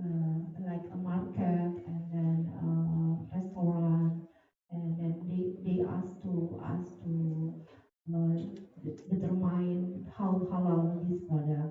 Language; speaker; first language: English; non-native, learner; Indonesian